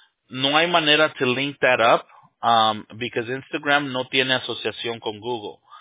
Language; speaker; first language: Spanish; early bilingual, heritage; Spanish